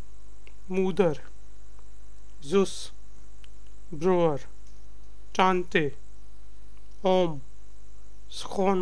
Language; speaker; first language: Dutch; non-native, learner; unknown